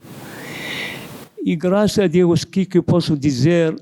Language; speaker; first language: Portuguese; non-native, fluent; Arabic